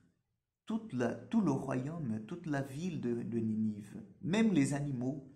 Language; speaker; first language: French; non-native, fluent; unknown